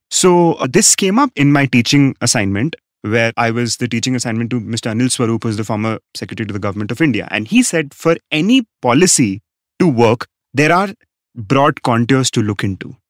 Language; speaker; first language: English; non-native, local second language; Hindi